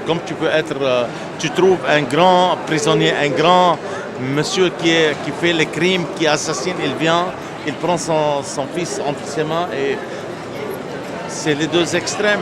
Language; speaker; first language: French; non-native, local second language; Arabic